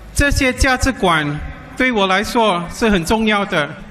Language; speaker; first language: Chinese; non-native, local second language; English